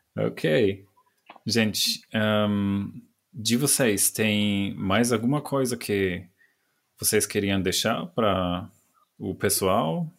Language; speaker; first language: Portuguese; non-native, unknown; German